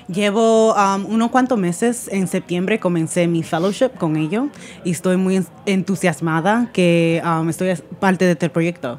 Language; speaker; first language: Spanish; early bilingual, heritage; Spanish